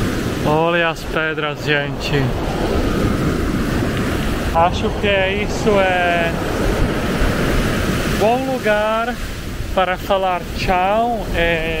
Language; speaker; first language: Portuguese; non-native, fluent; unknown